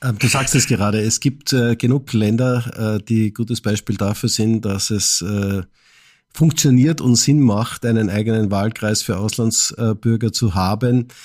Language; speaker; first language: German; native; German